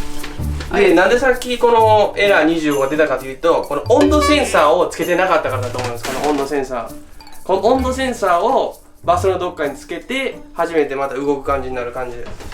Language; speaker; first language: Japanese; native; Japanese